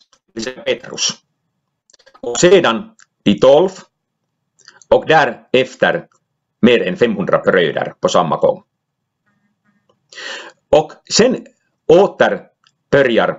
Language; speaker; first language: Swedish; non-native, local second language; Finnish